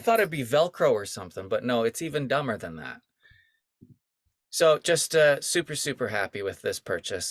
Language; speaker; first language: English; native; English